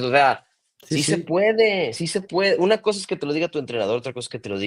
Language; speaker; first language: Spanish; native; Spanish